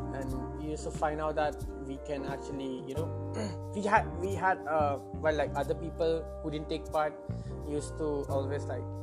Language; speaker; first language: English; non-native, local second language; Manipuri